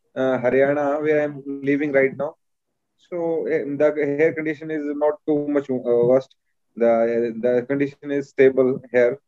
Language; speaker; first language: English; non-native, local second language; Hindi